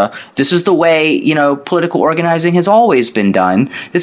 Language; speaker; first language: English; native; English